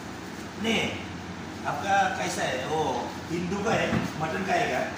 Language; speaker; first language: Hindi; non-native, learner; Filipino